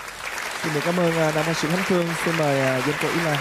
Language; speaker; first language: Vietnamese; native; Vietnamese